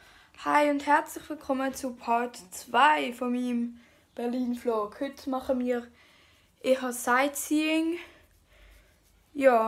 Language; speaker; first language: German; native; German